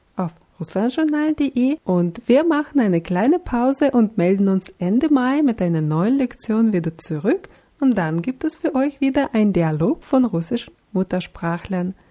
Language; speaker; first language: German; non-native, fluent; Russian